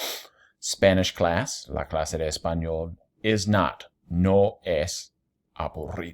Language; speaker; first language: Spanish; non-native, fluent; English